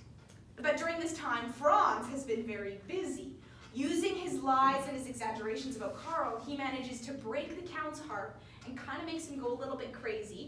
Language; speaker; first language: English; native; English